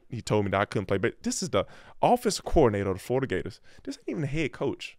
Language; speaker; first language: English; native; English